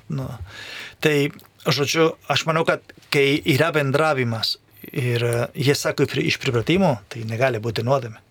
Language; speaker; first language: Lithuanian; non-native, fluent; Spanish